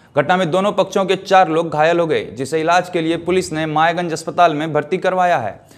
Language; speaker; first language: Hindi; native; Hindi